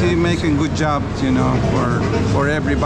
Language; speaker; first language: English; non-native, learner; Spanish